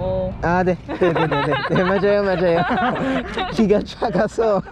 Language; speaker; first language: Korean; non-native, fluent; French